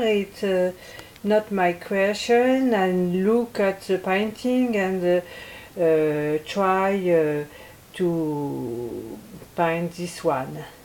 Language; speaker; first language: English; non-native, learner; French